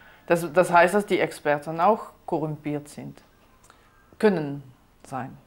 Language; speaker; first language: German; non-native, learner; Dutch